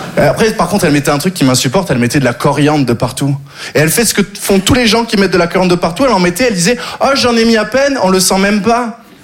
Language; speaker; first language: French; native; French